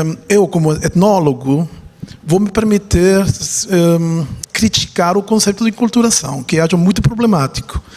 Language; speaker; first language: Portuguese; non-native, fluent; Spanish